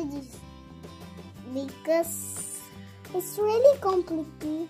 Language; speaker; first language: English; non-native, learner; French